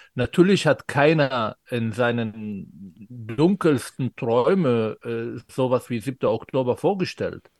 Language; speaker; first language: German; non-native, fluent; Arabic